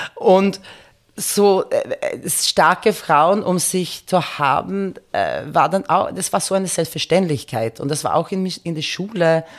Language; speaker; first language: German; non-native, fluent; Finnish